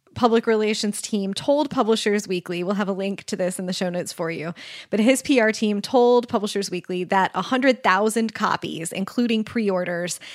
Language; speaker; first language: English; native; English